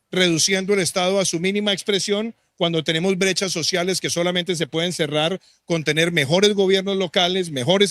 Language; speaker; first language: Spanish; native; Spanish